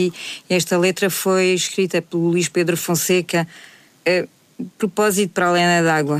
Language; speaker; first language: Portuguese; native; Portuguese